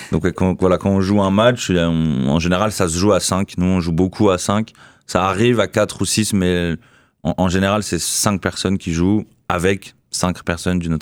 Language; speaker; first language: French; native; French